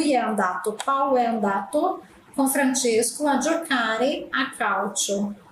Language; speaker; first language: Italian; non-native, fluent; Portuguese